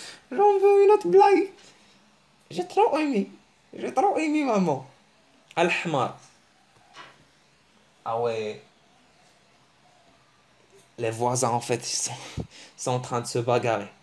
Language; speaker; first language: French; early bilingual, other home language; Arabic